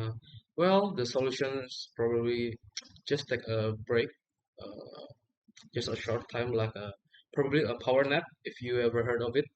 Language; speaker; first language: English; non-native, learner; Indonesian